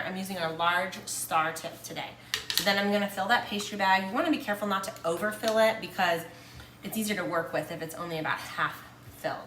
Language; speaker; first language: English; native; English